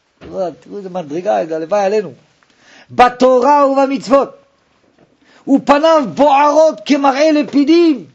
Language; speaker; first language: Hebrew; native; Hebrew